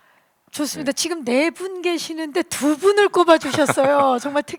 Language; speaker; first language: Korean; native; Korean